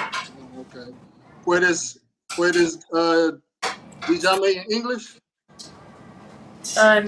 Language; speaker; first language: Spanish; non-native, learner; English